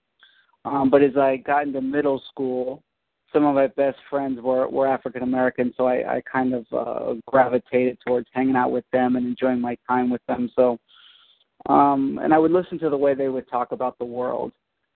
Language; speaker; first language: English; native; English